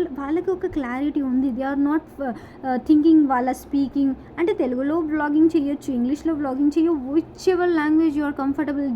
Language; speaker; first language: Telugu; non-native, local second language; Urdu